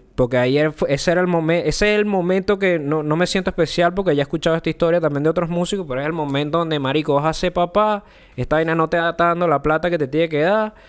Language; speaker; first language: Spanish; native; Spanish